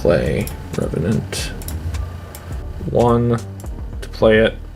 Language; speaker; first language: English; native; English